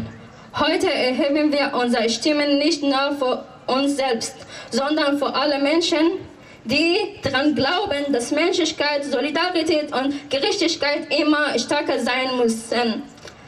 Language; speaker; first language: German; non-native, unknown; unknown